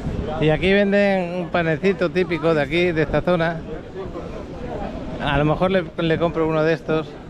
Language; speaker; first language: Spanish; native; Spanish